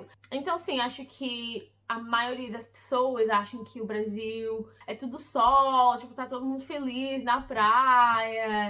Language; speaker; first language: Portuguese; early bilingual, heritage; English